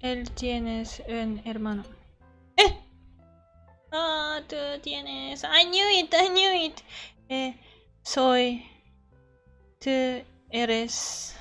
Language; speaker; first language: Spanish; non-native, learner; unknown